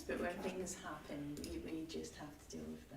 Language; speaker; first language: English; native; English